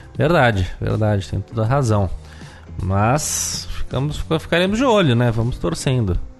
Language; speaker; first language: Portuguese; native; Portuguese